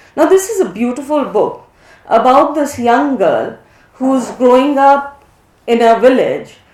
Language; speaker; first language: English; non-native, local second language; Hindi